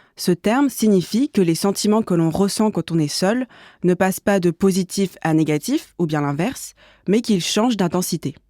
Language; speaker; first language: French; native; French